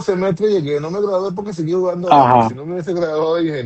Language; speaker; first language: Spanish; native; Spanish